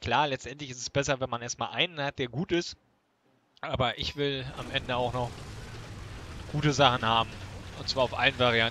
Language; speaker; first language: German; native; German